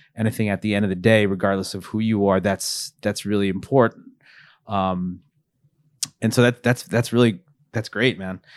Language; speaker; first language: English; early bilingual, other home language; Filipino